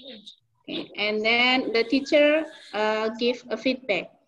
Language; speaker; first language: English; non-native, learner; Indonesian